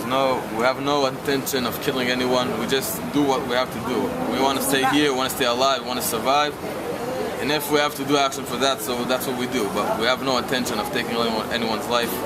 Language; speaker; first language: English; non-native, fluent; Hebrew